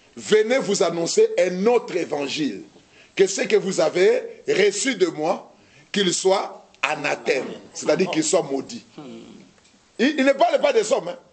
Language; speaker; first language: French; non-native, local second language; Lingala